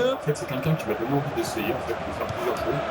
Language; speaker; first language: French; native; French